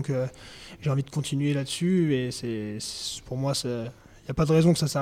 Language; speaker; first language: French; native; French